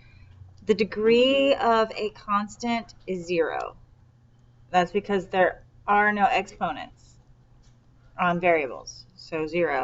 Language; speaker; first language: English; native; English